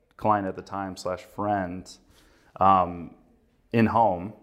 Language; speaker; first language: English; native; English